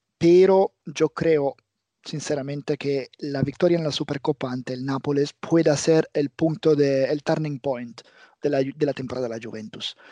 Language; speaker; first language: Spanish; non-native, fluent; Italian